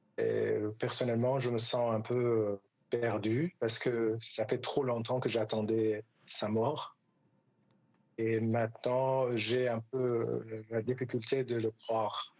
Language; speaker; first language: French; non-native, fluent; Persian